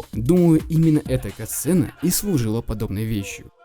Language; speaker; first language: Russian; native; Russian